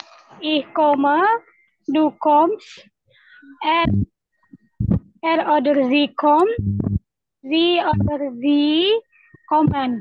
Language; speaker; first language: German; non-native, learner; Indonesian